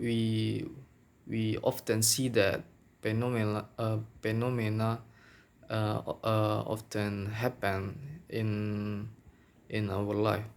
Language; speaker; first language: English; non-native, local second language; Minangkabau